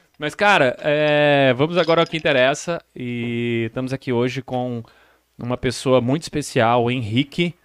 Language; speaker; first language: Portuguese; native; Portuguese